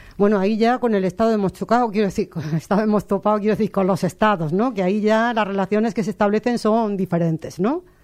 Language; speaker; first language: Spanish; native; Spanish